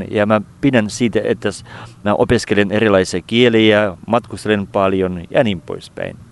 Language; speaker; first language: Finnish; non-native, fluent; Russian